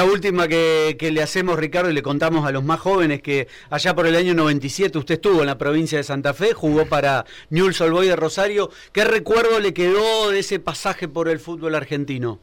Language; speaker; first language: Spanish; native; Spanish